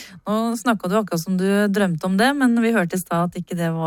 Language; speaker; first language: Norwegian; native; Norwegian